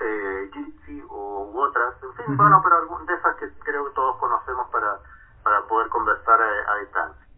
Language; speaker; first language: Spanish; native; Spanish